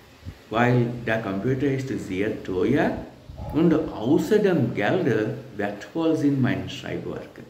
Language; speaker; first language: German; non-native, learner; Telugu